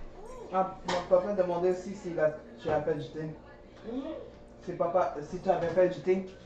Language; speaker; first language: French; native; French